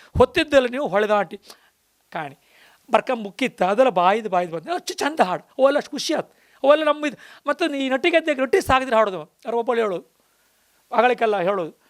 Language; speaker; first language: Kannada; native; Kannada